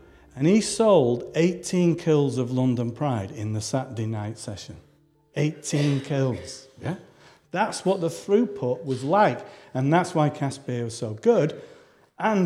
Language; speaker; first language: English; native; English